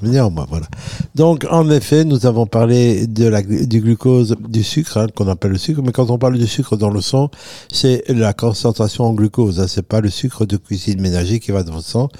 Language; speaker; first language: French; non-native, fluent; Italian